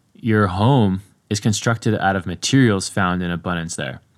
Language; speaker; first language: English; native; English